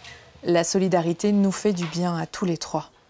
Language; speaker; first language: French; native; French